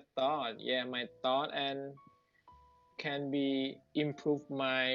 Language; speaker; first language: English; non-native, learner; Thai